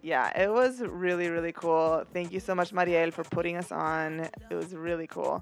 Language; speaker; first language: English; early bilingual, other home language; Spanish